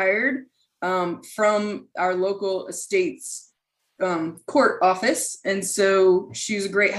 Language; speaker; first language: English; native; English